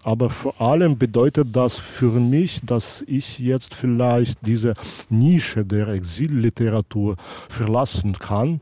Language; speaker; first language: German; non-native, local second language; Belarusian